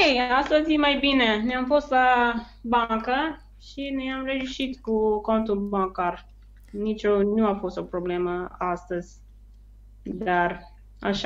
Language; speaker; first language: Romanian; non-native, learner; English